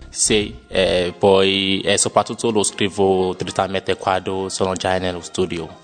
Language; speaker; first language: Italian; non-native, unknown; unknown